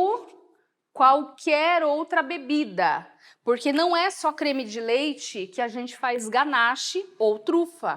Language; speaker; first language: Portuguese; native; Portuguese